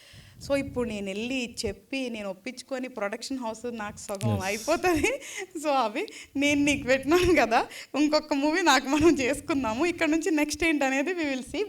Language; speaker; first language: Telugu; native; Telugu